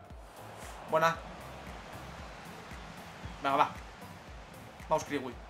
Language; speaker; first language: Spanish; native; Spanish